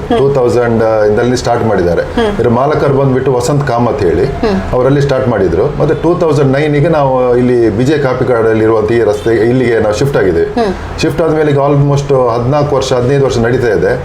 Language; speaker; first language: Kannada; native; Kannada